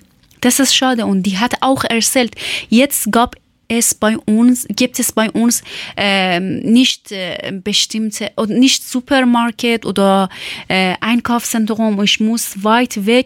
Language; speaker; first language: German; non-native, learner; Persian